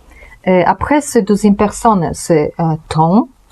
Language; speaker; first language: French; non-native, fluent; Polish